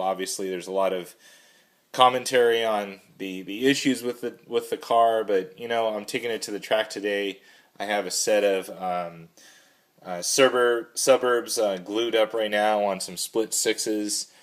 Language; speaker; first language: English; native; English